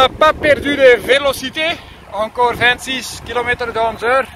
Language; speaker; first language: French; non-native, local second language; Dutch